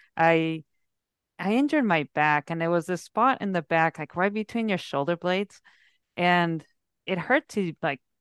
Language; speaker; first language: English; early bilingual, heritage; English